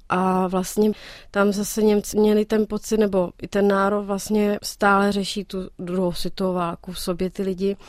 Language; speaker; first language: Czech; native; Czech